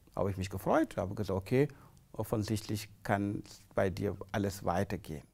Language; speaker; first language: German; non-native, fluent; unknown